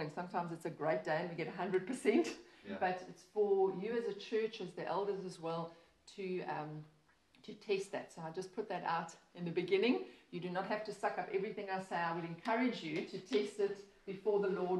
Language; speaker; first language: English; native; English